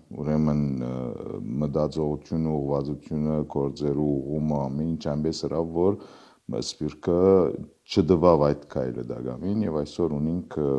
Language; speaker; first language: Armenian; early bilingual, heritage; Armenian